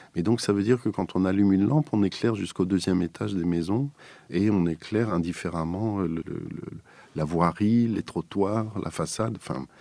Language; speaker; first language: French; native; French